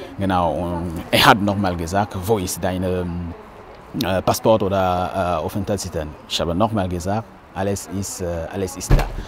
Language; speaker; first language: German; non-native, learner; French